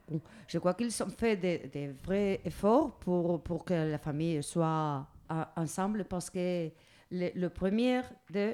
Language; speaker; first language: French; non-native, fluent; Spanish